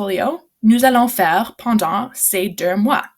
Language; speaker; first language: French; non-native, local second language; English